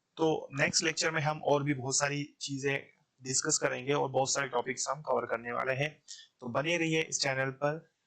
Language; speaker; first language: Hindi; native; Hindi